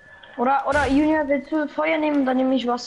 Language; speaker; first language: German; native; German